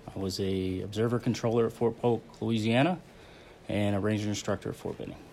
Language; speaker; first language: English; native; English